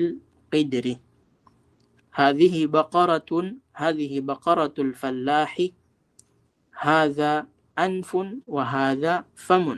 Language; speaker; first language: Arabic; non-native, fluent; Filipino